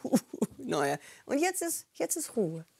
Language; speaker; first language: German; non-native, fluent; Danish